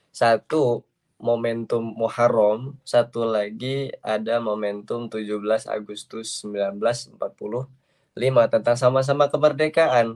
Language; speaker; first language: Indonesian; native; Indonesian